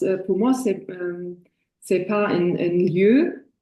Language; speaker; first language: French; non-native, fluent; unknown